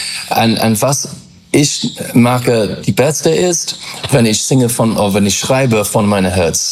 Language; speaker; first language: German; non-native, learner; English